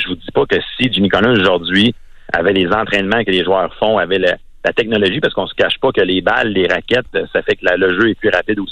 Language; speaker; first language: French; native; French